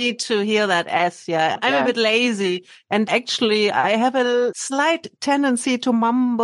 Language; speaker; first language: English; non-native, fluent; German